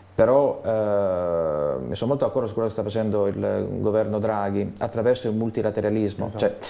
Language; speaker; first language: Italian; native; Italian